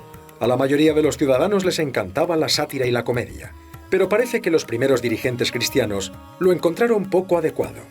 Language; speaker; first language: Spanish; native; Spanish